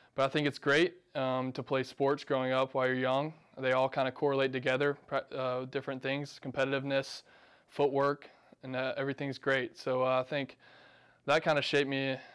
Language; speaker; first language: English; native; English